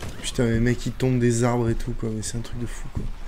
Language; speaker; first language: French; native; French